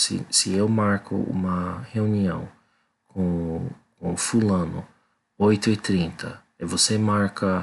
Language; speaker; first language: Portuguese; non-native, learner; English